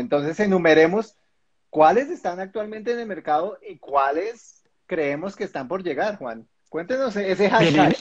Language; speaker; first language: Spanish; native; Spanish